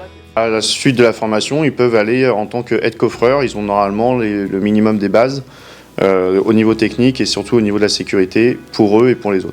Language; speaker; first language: French; native; French